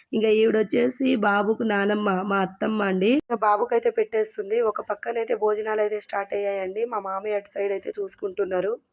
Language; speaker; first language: Telugu; native; Telugu